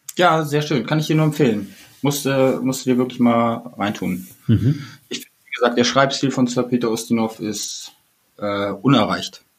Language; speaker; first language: German; native; German